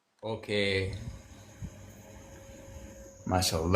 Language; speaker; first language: English; non-native, learner; Swahili